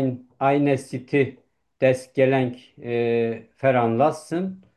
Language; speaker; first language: German; non-native, learner; Turkish